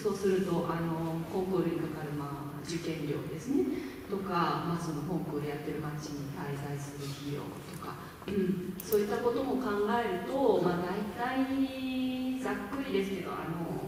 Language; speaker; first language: Japanese; native; Japanese